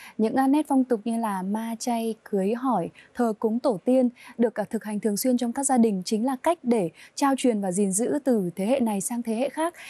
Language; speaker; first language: Vietnamese; native; Vietnamese